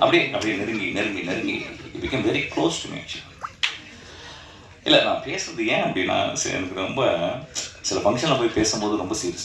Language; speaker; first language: Tamil; native; Tamil